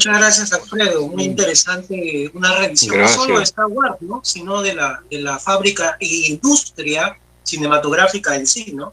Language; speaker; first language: Spanish; native; Spanish